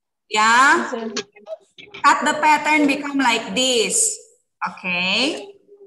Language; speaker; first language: English; non-native, fluent; Indonesian